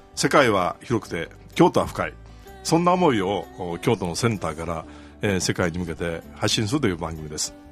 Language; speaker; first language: Japanese; native; Japanese